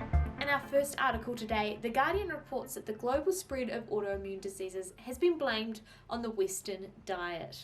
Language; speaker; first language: English; native; English